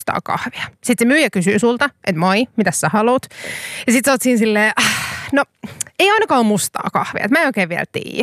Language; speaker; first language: Finnish; native; Finnish